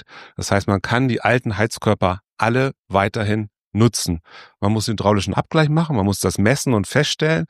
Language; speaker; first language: German; native; German